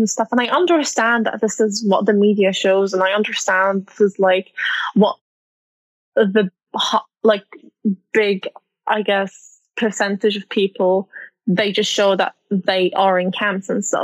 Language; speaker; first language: English; non-native, fluent; Arabic